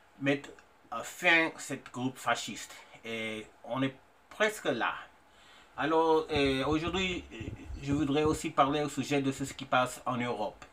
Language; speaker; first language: French; non-native, fluent; English